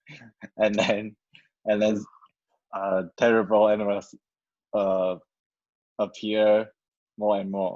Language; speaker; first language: English; non-native, learner; Chinese